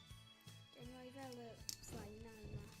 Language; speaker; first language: Welsh; non-native, local second language; English